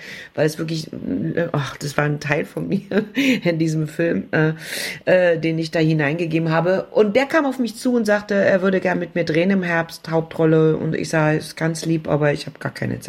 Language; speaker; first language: German; native; German